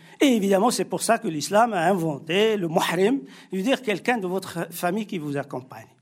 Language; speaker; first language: French; non-native, local second language; Arabic